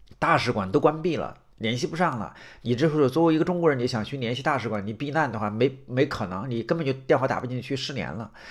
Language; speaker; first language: Chinese; native; Chinese